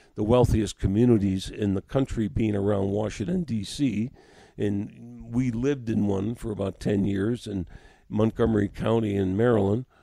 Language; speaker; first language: English; native; English